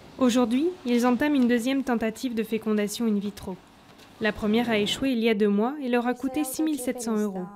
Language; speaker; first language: French; native; French